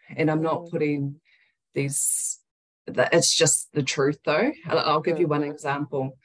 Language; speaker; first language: English; native; English